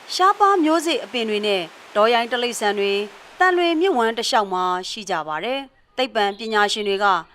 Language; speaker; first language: Burmese; native; Burmese